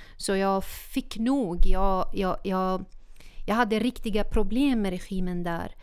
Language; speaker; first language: Swedish; non-native, fluent; Arabic